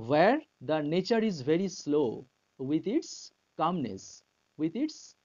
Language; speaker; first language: English; non-native, local second language; Bangla